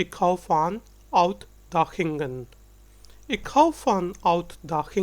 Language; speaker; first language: Dutch; non-native, fluent; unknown